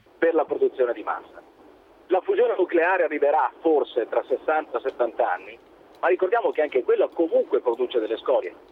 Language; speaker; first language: Italian; native; Italian